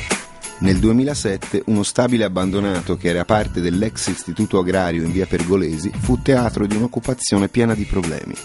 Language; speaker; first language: Italian; native; Italian